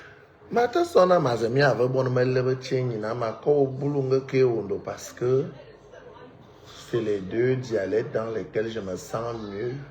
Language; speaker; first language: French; non-native, local second language; Lingala